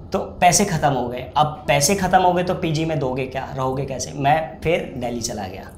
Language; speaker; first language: Hindi; native; Hindi